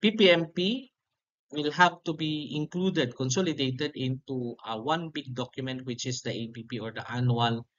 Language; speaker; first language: English; non-native, local second language; Filipino